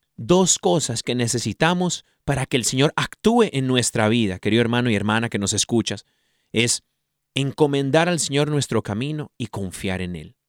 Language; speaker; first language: Spanish; early bilingual, heritage; Spanish